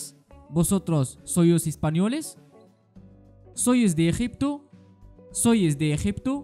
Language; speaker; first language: Spanish; non-native, fluent; Arabic